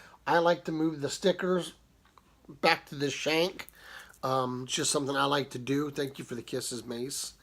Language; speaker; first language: English; native; English